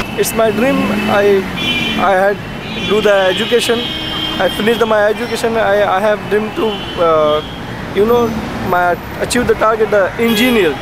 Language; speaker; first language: English; non-native, learner; Marathi